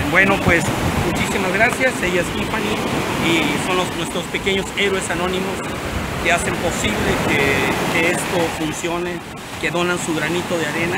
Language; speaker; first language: Spanish; native; Spanish